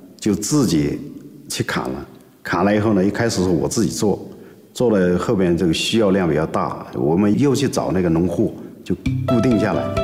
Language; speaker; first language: Chinese; non-native, local second language; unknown